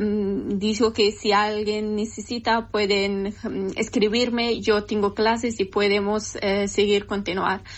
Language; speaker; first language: Spanish; non-native, learner; Persian